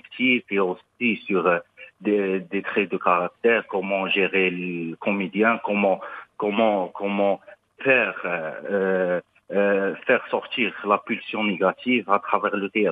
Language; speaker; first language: French; non-native, local second language; Arabic